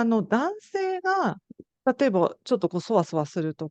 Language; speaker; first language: Japanese; native; Japanese